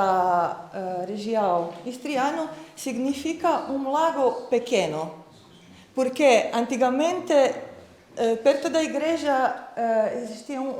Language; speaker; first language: Portuguese; non-native, fluent; Croatian